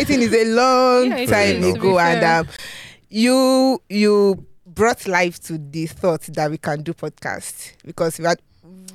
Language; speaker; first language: English; non-native, local second language; Yoruba